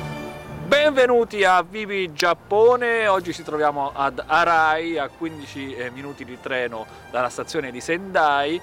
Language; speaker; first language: Italian; native; Italian